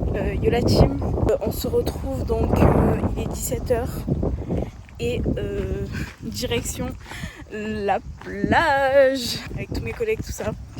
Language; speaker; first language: French; native; French